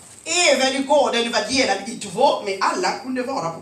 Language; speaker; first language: Swedish; non-native, fluent; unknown